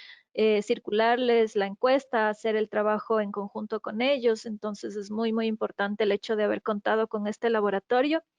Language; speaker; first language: Spanish; native; Spanish